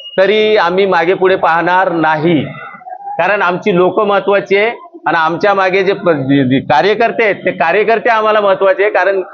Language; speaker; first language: Marathi; non-native, local second language; Lambadi